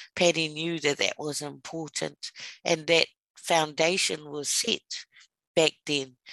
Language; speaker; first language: English; native; English